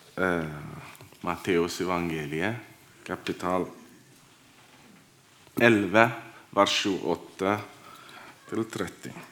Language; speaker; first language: Norwegian; non-native, fluent; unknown